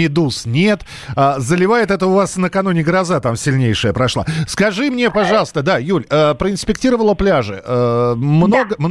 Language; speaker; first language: Russian; native; Russian